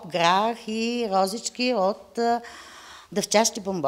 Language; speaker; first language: Bulgarian; native; Bulgarian